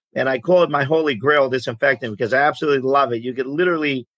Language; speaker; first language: English; early bilingual, other home language; Greek